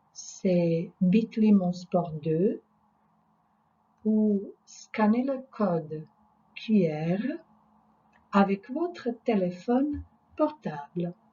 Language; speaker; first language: French; non-native, fluent; Croatian